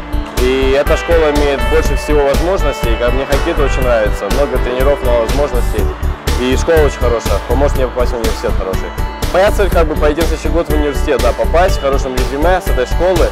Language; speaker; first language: Russian; native; Russian